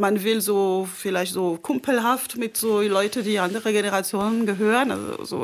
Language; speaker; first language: German; non-native, fluent; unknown